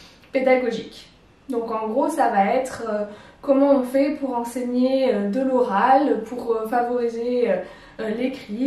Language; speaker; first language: French; native; French